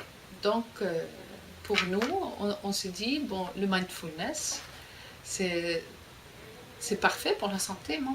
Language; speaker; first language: French; non-native, fluent; Icelandic